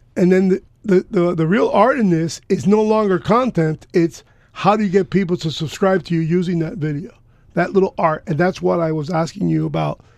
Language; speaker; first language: English; early bilingual, other home language; Spanish